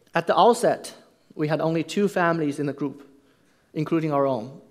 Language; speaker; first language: English; non-native, fluent; Chinese